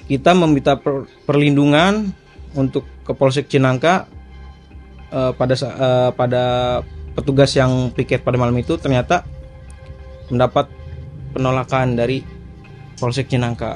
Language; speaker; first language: Indonesian; native; Indonesian